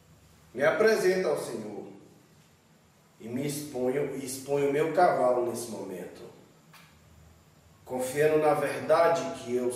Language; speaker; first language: Portuguese; native; Portuguese